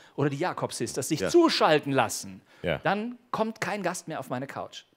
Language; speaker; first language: German; native; German